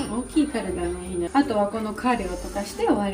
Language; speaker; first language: Japanese; non-native, learner; Georgian